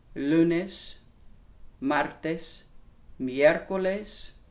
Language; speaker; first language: Spanish; non-native, fluent; English